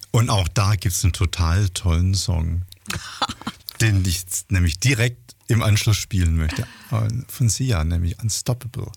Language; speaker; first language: German; native; German